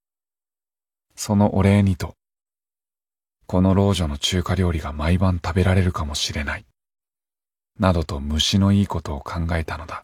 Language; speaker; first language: Japanese; native; Japanese